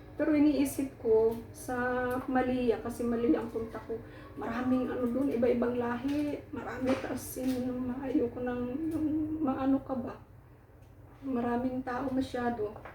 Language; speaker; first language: Filipino; non-native, local second language; Waray